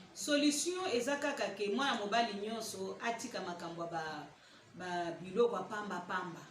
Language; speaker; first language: Lingala; native; Lingala